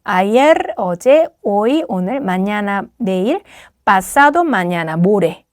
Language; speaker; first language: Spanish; non-native, fluent; Korean